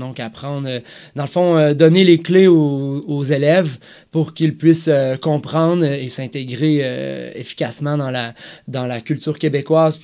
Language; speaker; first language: French; native; French